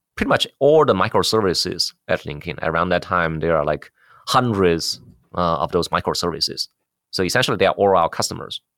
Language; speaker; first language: English; non-native, fluent; Chinese